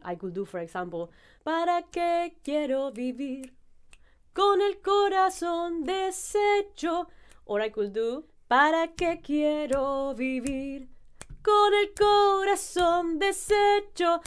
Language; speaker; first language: Spanish; native; Spanish